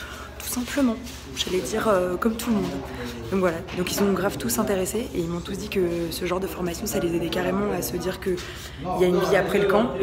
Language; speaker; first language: French; native; French